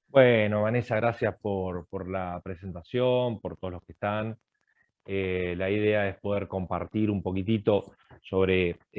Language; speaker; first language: Spanish; native; Spanish